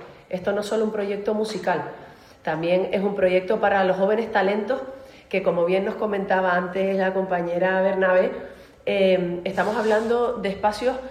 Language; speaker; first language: Spanish; native; Spanish